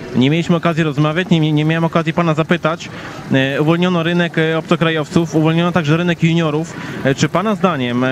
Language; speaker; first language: Polish; native; Polish